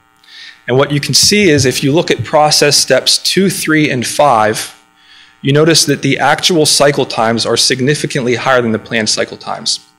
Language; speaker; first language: English; native; English